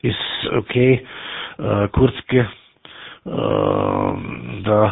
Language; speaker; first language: Russian; non-native, learner; German